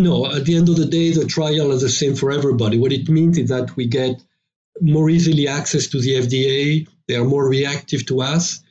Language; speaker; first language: English; non-native, fluent; French